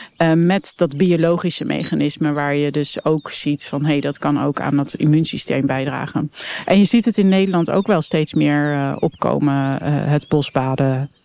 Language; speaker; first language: Dutch; native; Dutch